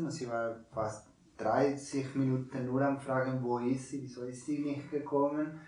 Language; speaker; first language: German; non-native, learner; Spanish